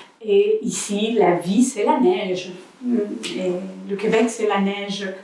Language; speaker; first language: French; non-native, learner; Spanish